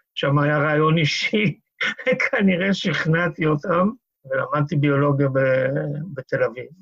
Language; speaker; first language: Hebrew; native; Hebrew